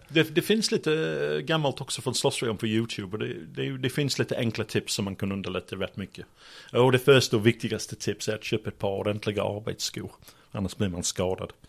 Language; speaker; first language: Swedish; non-native, fluent; English